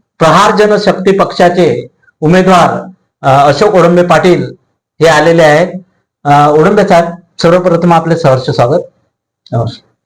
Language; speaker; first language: Marathi; native; Marathi